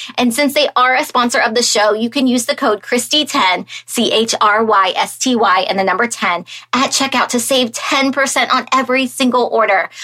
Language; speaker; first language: English; native; English